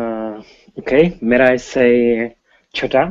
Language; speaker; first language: Hindi; non-native, learner; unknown